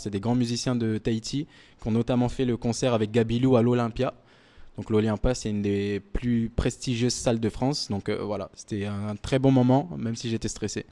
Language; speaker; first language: French; native; French